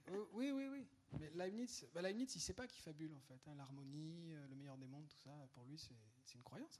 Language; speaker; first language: French; native; French